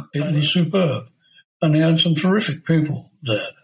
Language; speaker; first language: English; native; English